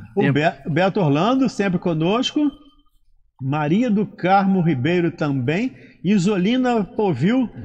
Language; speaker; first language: Portuguese; native; Portuguese